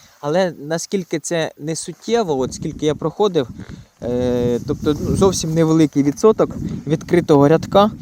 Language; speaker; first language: Ukrainian; native; Ukrainian